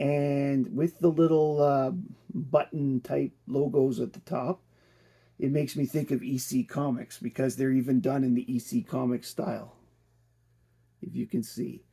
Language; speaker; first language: English; native; English